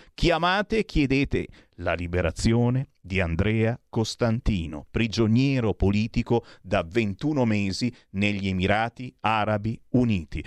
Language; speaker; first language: Italian; native; Italian